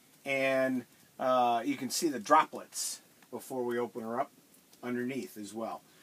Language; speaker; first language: English; native; English